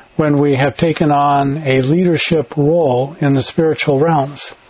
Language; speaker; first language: English; native; English